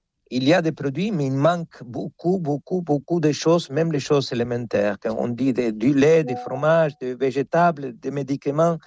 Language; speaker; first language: French; non-native, fluent; Spanish